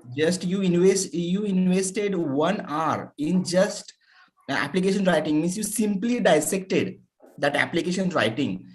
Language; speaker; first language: English; non-native, local second language; Marathi